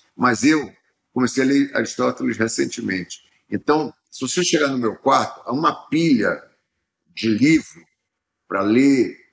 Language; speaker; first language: Portuguese; native; Portuguese